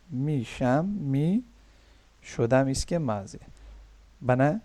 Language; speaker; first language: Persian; non-native, fluent; Urdu